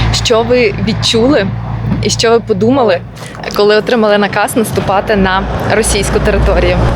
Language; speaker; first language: Ukrainian; native; Ukrainian